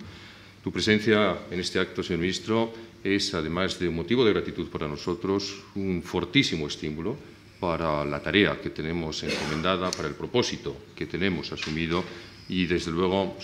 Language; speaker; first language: Spanish; native; Spanish